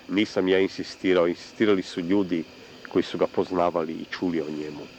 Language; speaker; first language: Serbian; non-native, local second language; Hungarian